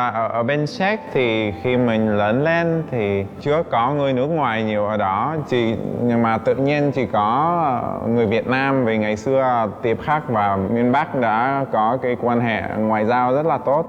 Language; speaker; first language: Vietnamese; non-native, fluent; Czech